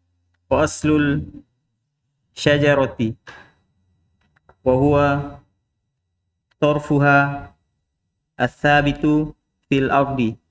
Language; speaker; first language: Arabic; non-native, learner; Indonesian